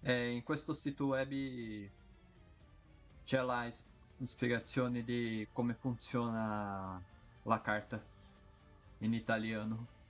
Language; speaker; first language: Italian; non-native, fluent; Portuguese